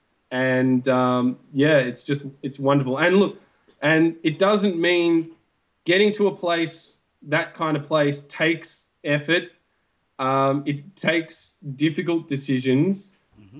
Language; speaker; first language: English; native; English